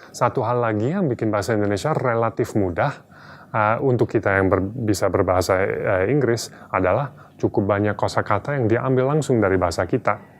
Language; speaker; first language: Indonesian; non-native, fluent; English